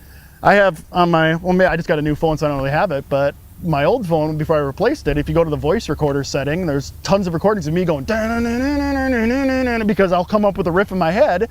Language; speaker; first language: English; native; English